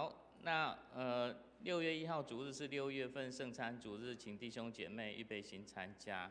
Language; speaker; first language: Chinese; native; Chinese